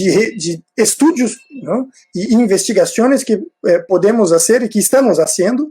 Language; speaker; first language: Spanish; non-native, fluent; Portuguese